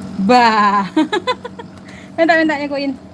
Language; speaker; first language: Swedish; non-native, fluent; Indonesian